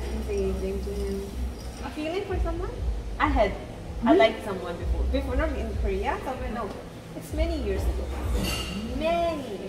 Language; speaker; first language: English; early bilingual, other home language; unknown